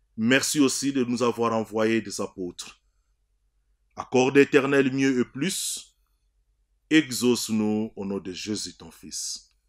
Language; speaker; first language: French; non-native, local second language; Swahili